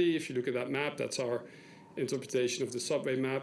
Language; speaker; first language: English; non-native, fluent; Dutch